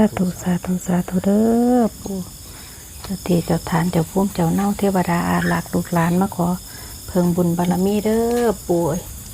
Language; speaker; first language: Thai; native; Thai